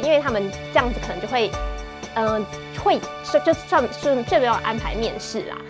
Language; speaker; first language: Chinese; native; Chinese